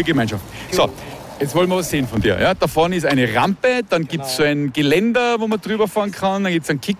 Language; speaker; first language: German; native; German